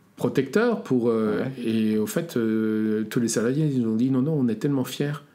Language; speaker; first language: French; native; French